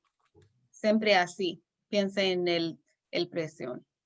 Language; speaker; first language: Spanish; non-native, learner; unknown